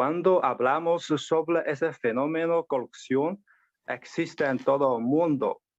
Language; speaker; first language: Spanish; non-native, learner; Chinese